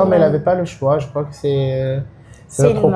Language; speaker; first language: French; non-native, local second language; Ngazidja Comorian